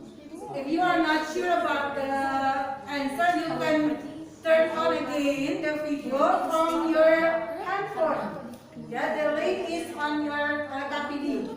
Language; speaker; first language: English; non-native, fluent; Indonesian